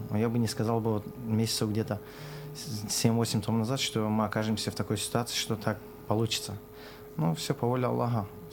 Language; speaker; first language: Russian; non-native, local second language; Azerbaijani